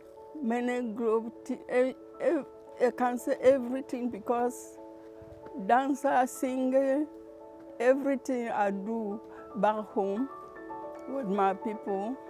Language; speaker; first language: English; non-native, learner; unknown